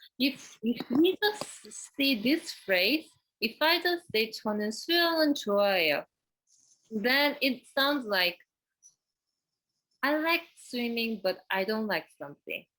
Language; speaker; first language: English; non-native, fluent; Korean